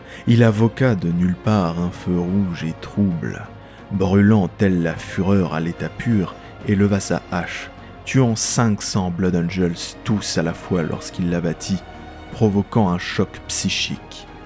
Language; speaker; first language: French; native; French